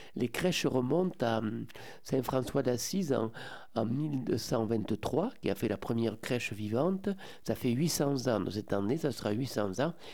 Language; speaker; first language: French; native; French